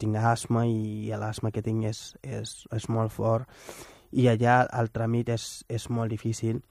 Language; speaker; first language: Catalan; non-native, fluent; Wolof